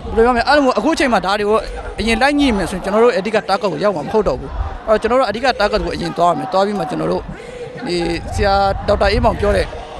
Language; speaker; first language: Burmese; native; Burmese